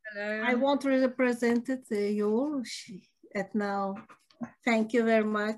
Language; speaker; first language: English; non-native, learner; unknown